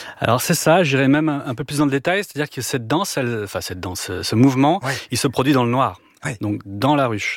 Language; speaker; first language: French; native; French